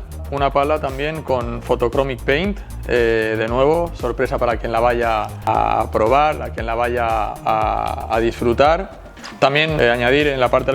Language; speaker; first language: Spanish; native; Spanish